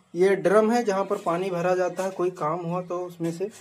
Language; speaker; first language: Hindi; native; Hindi